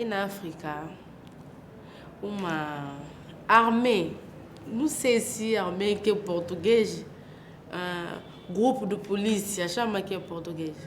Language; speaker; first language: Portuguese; non-native, learner; French